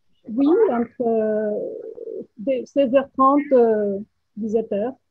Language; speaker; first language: French; non-native, fluent; Spanish